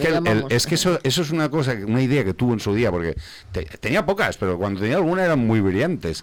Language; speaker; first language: Spanish; native; Spanish